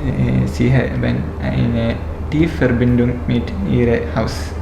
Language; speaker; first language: German; non-native, learner; Malayalam